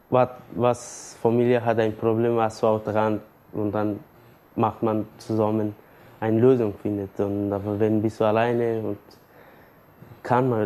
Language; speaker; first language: German; non-native, learner; Persian